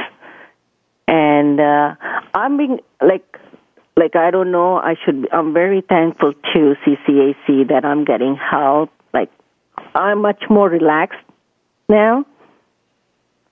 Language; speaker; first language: English; non-native, local second language; Punjabi